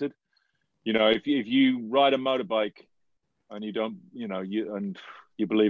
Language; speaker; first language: English; native; English